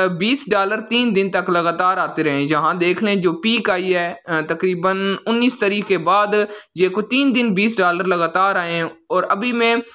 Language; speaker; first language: Urdu; non-native, local second language; Punjabi